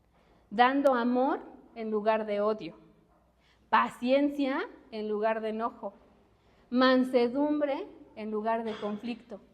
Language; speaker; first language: Spanish; native; Spanish